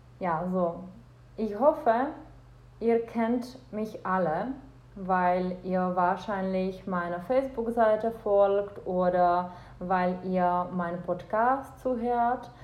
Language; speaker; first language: German; non-native, fluent; Czech